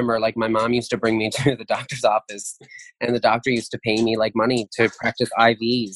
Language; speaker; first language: English; native; English